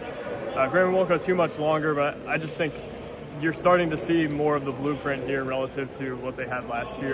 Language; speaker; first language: English; native; English